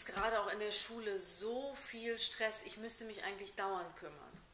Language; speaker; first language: German; native; German